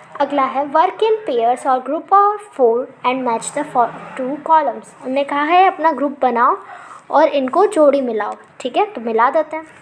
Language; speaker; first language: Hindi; native; Hindi